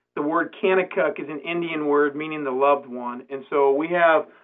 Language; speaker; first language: English; native; English